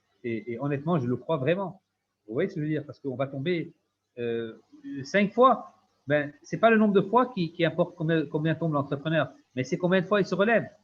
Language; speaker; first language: French; non-native, local second language; Arabic